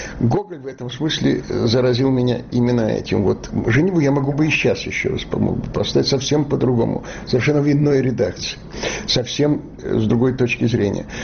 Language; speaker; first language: Russian; native; Russian